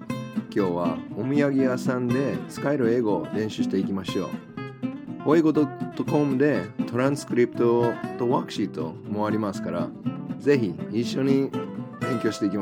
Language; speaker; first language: Japanese; non-native, fluent; English